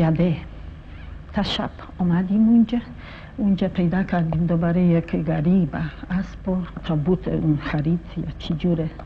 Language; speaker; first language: Persian; non-native, fluent; Polish